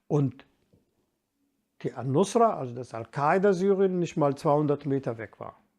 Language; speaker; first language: German; non-native, fluent; Kurdish